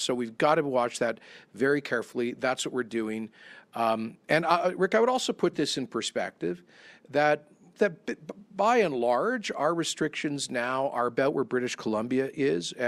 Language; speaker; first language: English; native; English